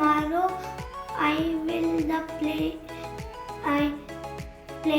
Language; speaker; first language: English; non-native, learner; Hindi